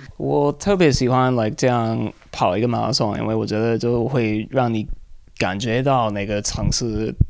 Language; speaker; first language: Chinese; non-native, fluent; English